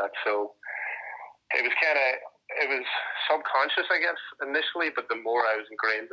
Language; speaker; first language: English; native; English